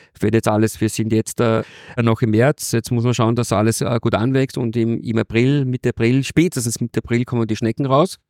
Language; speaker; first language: German; native; German